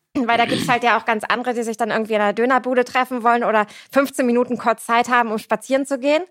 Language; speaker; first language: German; native; German